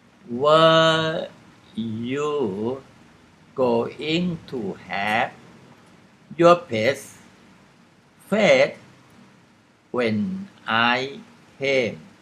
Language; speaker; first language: English; non-native, fluent; Thai